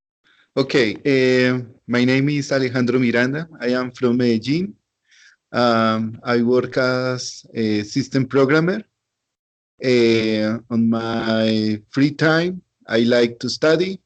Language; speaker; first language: English; non-native, learner; Spanish